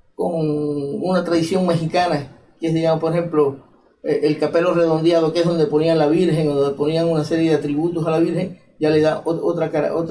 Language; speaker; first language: Spanish; native; Spanish